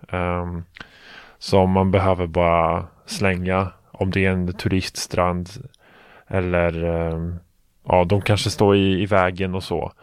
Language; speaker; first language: Swedish; non-native, fluent; Polish